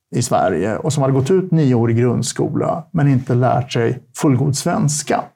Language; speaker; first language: Swedish; early bilingual, other home language; Turkish